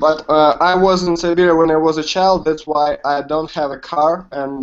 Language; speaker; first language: English; non-native, learner; Russian